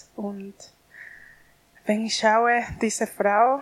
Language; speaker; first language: German; non-native, learner; Spanish